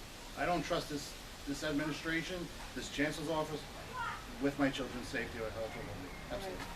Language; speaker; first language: English; native; English